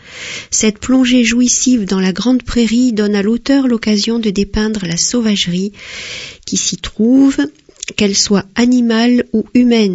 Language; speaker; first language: French; native; French